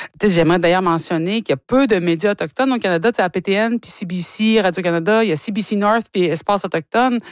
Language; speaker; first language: French; native; French